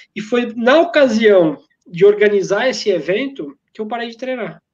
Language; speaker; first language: Portuguese; native; Portuguese